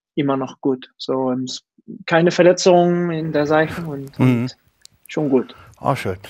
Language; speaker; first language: German; native; German